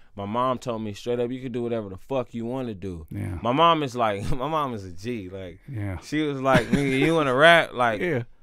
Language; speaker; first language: English; native; English